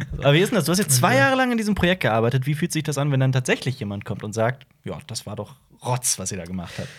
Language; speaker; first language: German; early bilingual, other home language; Turkish